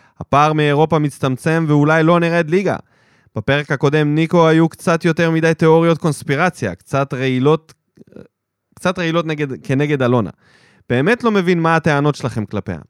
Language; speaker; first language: Hebrew; early bilingual, other home language; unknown